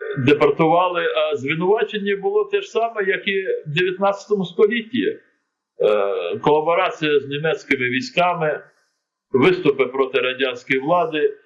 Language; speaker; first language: Ukrainian; non-native, local second language; Crimean Tatar